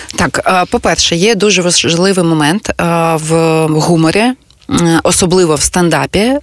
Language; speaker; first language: Ukrainian; non-native, local second language; Russian